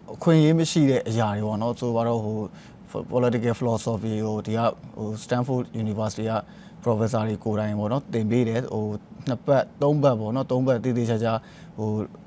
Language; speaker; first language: Burmese; native; Burmese